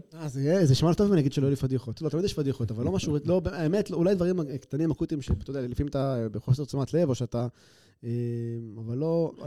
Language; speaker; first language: Hebrew; native; Hebrew